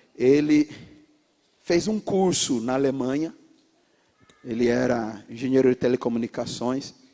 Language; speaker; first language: Portuguese; non-native, fluent; English